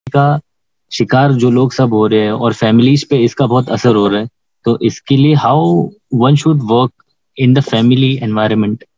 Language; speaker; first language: Urdu; native; Urdu